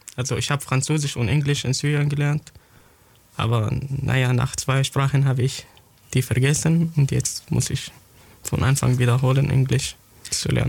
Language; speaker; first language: German; non-native, fluent; Arabic